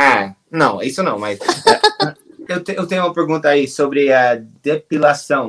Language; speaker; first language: Portuguese; non-native, fluent; English